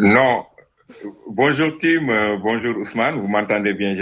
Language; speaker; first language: French; non-native, local second language; Wolof